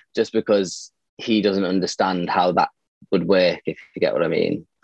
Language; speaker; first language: English; native; English